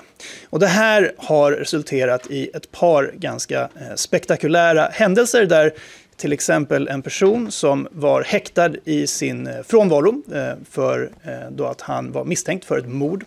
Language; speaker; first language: Swedish; native; Swedish